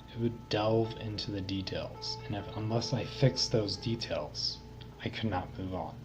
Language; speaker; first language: English; native; English